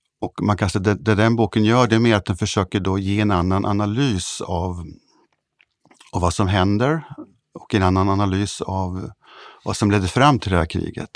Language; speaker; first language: Swedish; native; Swedish